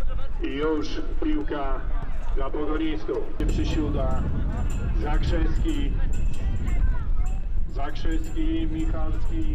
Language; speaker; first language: Polish; native; Polish